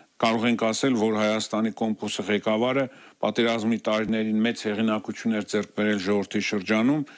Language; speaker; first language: Armenian; native; Armenian